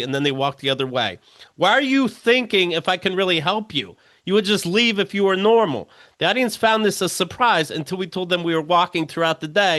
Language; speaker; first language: English; native; English